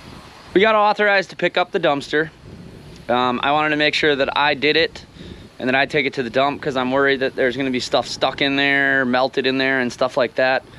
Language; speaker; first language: English; native; English